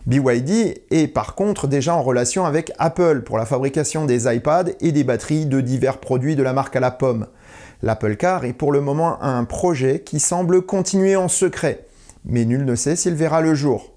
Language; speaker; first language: French; native; French